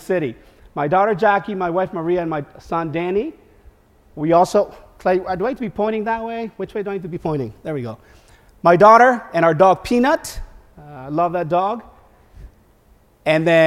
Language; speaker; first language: English; non-native, fluent; Spanish